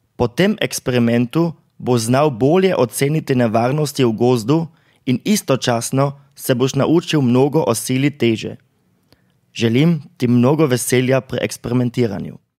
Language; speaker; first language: Slovenian; non-native, fluent; German